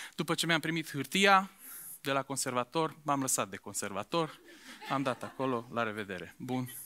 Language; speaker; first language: Romanian; non-native, local second language; Hungarian